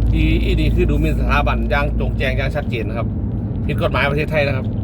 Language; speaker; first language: Thai; native; Thai